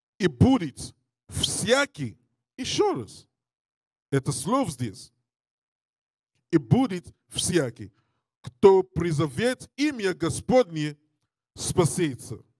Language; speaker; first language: Russian; non-native, learner; English